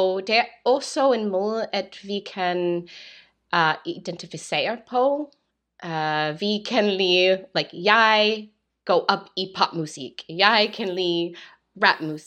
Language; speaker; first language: Danish; non-native, learner; English